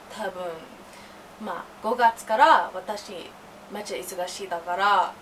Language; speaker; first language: Japanese; non-native, learner; English